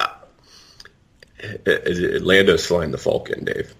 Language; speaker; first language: English; native; English